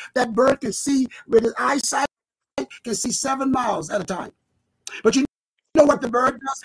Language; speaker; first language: English; native; English